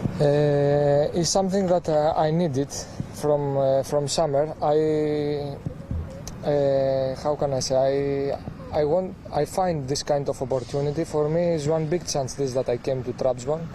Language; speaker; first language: English; non-native, fluent; Greek